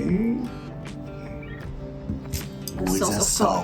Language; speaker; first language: English; non-native, learner; Japanese